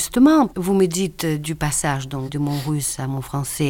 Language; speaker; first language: French; non-native, fluent; Russian